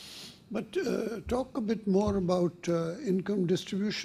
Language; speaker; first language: English; native; English